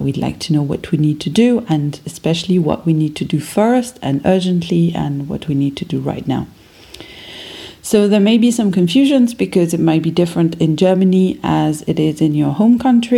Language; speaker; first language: English; non-native, fluent; French